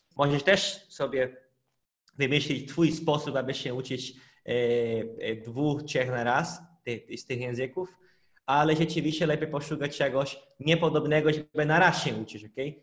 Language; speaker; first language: Polish; non-native, fluent; Portuguese